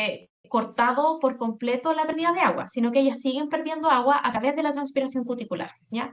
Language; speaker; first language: Spanish; native; Spanish